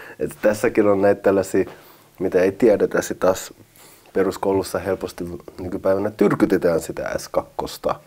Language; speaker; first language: Finnish; early bilingual, other home language; Arabic